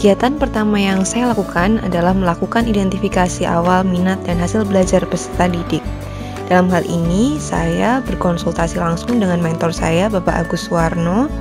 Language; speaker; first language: Indonesian; native; Indonesian